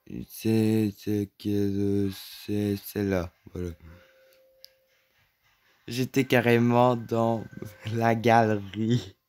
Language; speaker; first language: French; native; French